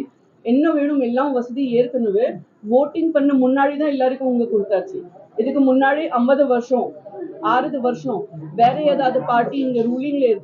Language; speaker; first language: Tamil; non-native, learner; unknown